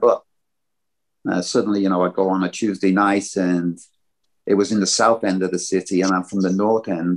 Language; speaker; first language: English; native; English